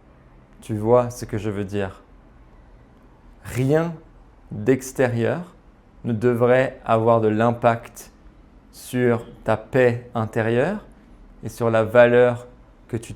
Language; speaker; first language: French; native; French